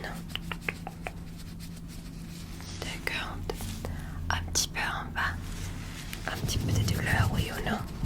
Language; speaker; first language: French; non-native, learner; English